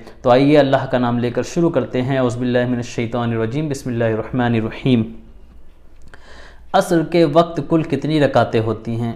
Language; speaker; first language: Urdu; native; Urdu